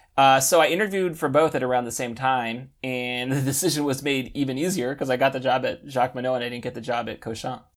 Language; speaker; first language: English; native; English